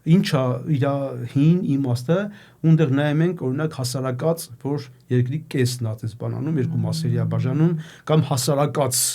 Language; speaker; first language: Armenian; native; Armenian